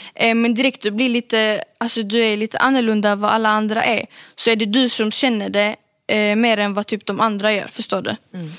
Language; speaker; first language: Swedish; early bilingual, other home language; Arabic